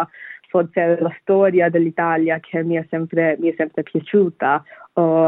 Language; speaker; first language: Italian; non-native, fluent; Bangla